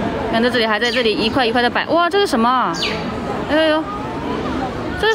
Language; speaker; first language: Chinese; native; Chinese